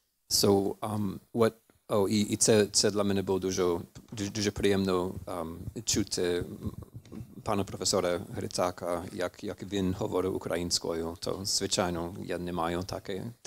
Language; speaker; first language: Ukrainian; non-native, fluent; English